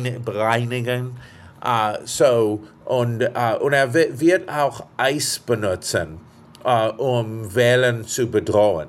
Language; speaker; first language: German; non-native, fluent; English